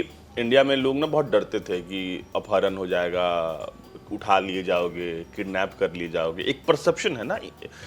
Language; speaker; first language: Hindi; native; Hindi